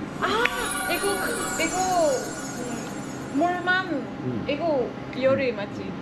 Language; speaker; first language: Korean; non-native, learner; Vietnamese